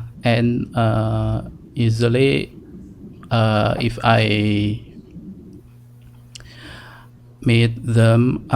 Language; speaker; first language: English; non-native, learner; Indonesian